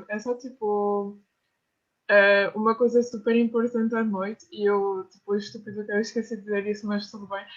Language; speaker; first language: Portuguese; non-native, fluent; French